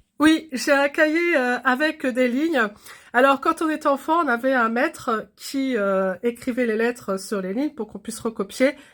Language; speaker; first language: French; native; French